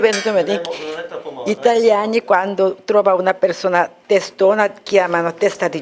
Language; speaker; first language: Italian; non-native, fluent; Korean